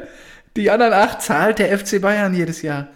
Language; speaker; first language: German; native; German